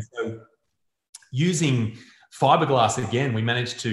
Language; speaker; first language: English; native; English